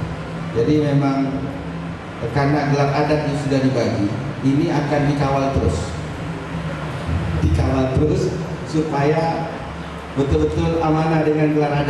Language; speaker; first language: Indonesian; native; Indonesian